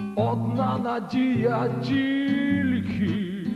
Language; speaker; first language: Ukrainian; early bilingual, heritage; Ukrainian